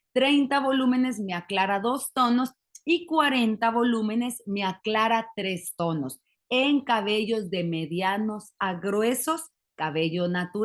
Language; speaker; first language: Spanish; native; Spanish